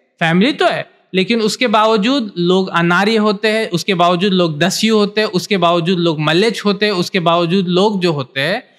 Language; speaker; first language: Hindi; native; Hindi